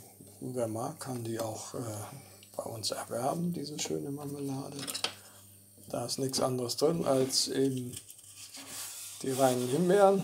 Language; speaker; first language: German; native; German